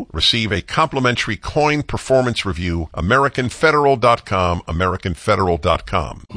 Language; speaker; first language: English; native; English